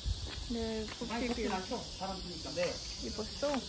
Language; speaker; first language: Korean; non-native, learner; Ukrainian